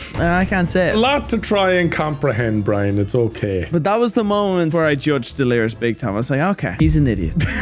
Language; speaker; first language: English; native; English